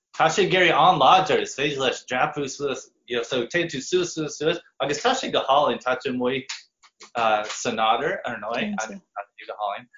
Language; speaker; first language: Irish; non-native, fluent; English